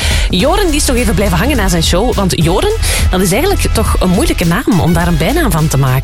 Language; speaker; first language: Dutch; native; Dutch